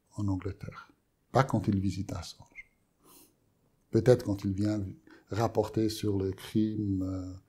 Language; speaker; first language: French; native; French